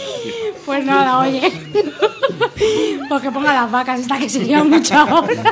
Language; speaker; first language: Spanish; native; Spanish